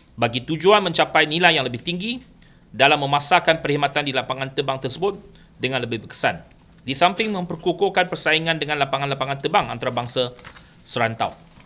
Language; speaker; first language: Malay; non-native, local second language; Chinese